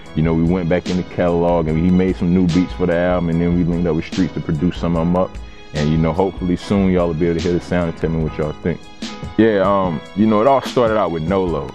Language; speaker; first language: English; native; English